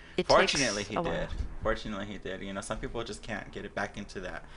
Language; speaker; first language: English; early bilingual, other home language; Spanish